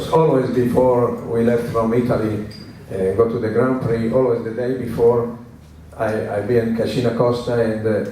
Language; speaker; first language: English; non-native, learner; Italian